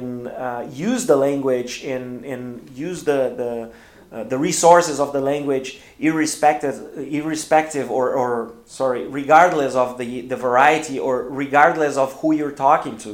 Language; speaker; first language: English; non-native, fluent; Portuguese